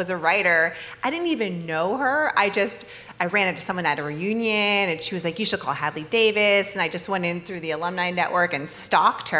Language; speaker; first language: English; native; English